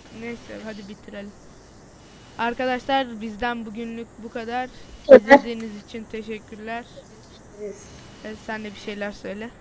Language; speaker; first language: Turkish; native; Turkish